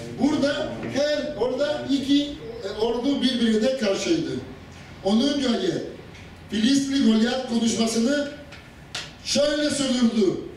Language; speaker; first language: Turkish; non-native, fluent; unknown